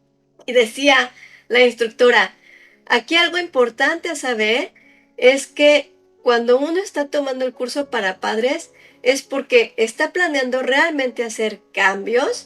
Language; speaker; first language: Spanish; native; Spanish